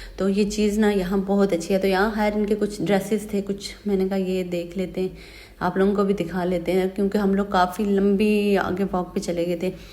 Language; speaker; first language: Urdu; native; Urdu